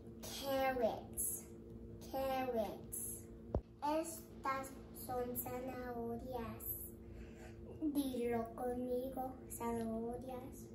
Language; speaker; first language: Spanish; early bilingual, heritage; English